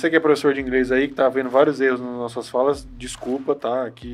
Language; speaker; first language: Portuguese; native; Portuguese